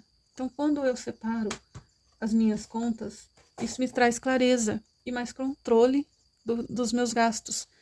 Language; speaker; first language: Portuguese; native; Portuguese